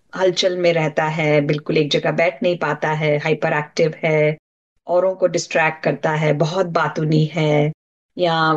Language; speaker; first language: Hindi; non-native, local second language; Marathi